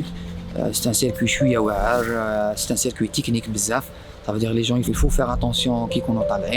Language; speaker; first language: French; non-native, local second language; Arabic